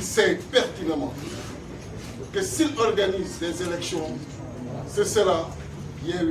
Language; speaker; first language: French; non-native, local second language; Wolof